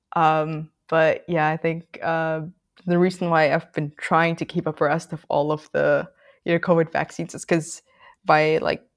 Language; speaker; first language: English; non-native, local second language; Filipino